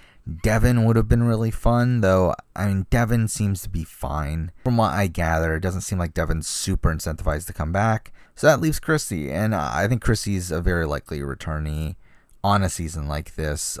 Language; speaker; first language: English; native; English